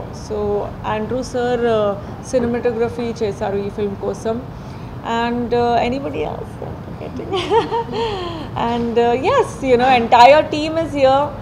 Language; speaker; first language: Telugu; non-native, fluent; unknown